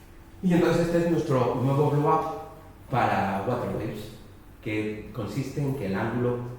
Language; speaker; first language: Spanish; native; Spanish